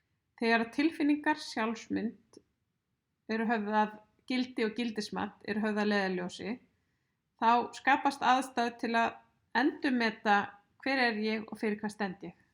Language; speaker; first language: Icelandic; native; Icelandic